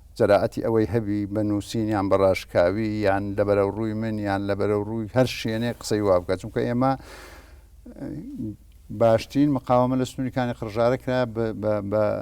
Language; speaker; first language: Central Kurdish; native; Central Kurdish